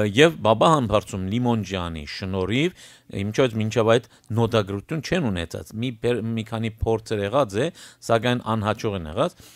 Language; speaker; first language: Armenian; early bilingual, heritage; Armenian